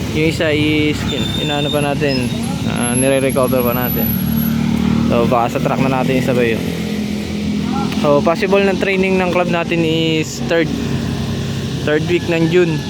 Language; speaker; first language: Filipino; native; Filipino